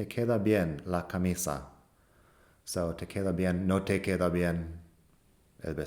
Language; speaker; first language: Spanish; non-native, fluent; English